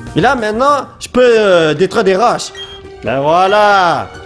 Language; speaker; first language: French; native; French